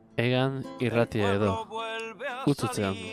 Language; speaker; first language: Basque; native; Basque